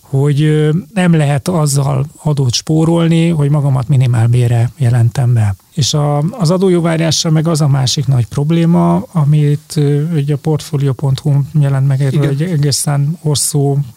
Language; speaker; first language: Hungarian; native; Hungarian